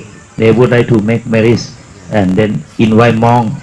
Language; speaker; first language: English; non-native, learner; Thai